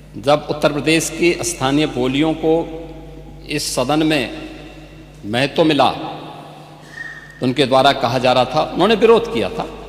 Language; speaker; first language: Hindi; native; Hindi